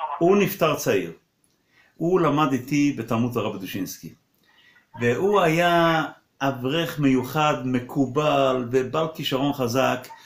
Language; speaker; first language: Hebrew; non-native, local second language; Yiddish